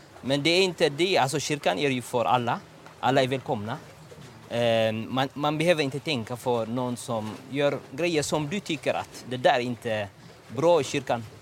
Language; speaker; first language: Swedish; non-native, learner; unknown